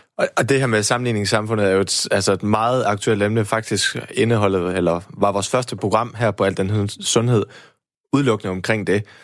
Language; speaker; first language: Danish; native; Danish